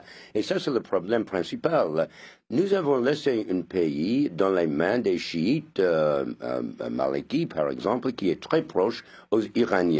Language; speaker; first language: French; non-native, fluent; English